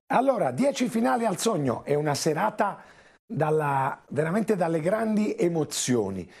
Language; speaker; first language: Italian; native; Italian